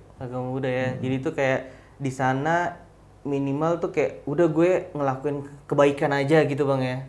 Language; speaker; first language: Indonesian; native; Indonesian